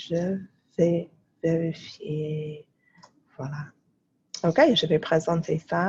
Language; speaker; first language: French; non-native, fluent; English